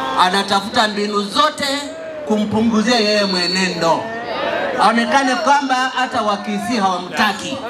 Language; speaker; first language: Swahili; non-native, local second language; Luyia